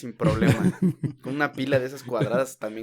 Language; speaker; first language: Spanish; native; Spanish